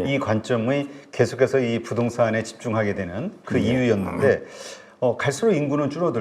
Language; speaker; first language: Korean; native; Korean